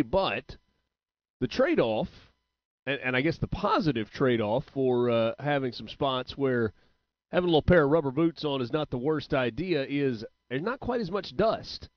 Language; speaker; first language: English; native; English